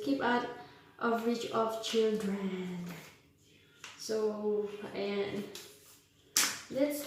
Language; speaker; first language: English; non-native, local second language; Filipino